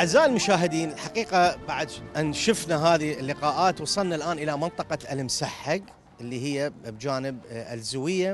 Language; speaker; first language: Arabic; native; Arabic